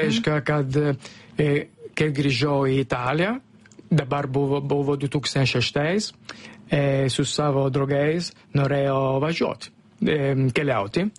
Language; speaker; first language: Lithuanian; non-native, learner; Italian